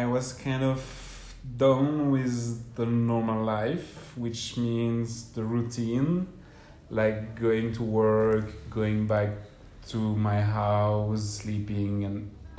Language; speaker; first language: English; non-native, fluent; French